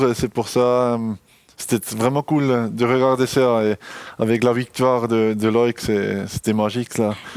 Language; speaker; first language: French; non-native, local second language; German